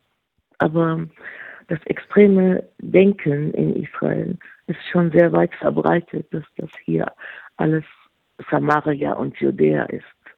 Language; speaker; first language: German; non-native, fluent; Arabic